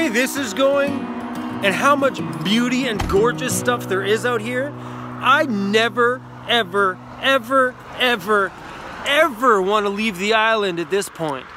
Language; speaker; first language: English; native; English